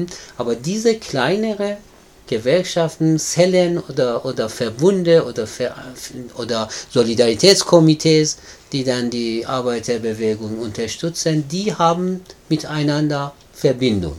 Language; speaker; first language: German; non-native, fluent; Persian